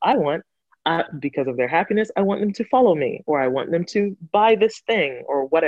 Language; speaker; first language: English; native; English